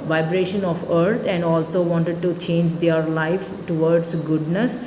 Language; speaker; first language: English; non-native, local second language; Tamil